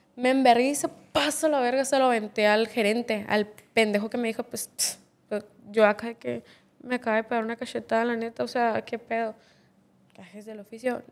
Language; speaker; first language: Spanish; native; Spanish